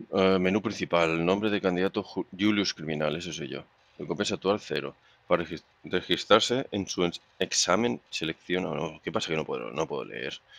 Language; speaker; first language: Spanish; native; Spanish